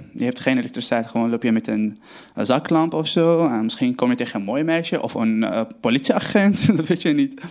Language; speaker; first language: Dutch; non-native, fluent; Arabic